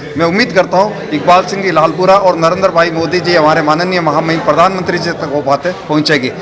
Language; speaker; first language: Hindi; native; Hindi